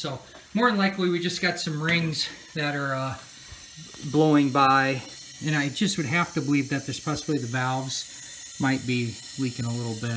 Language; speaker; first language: English; native; English